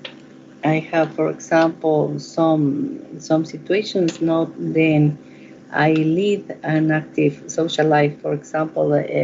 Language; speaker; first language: English; non-native, learner; Spanish